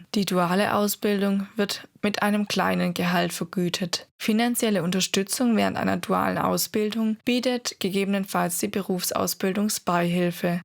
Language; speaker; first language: German; native; German